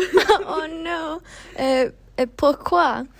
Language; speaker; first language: French; non-native, learner; English